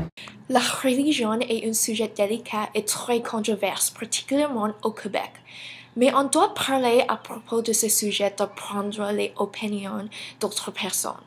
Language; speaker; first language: French; non-native, learner; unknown